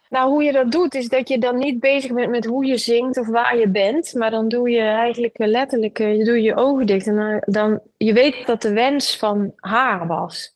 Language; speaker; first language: Dutch; native; Dutch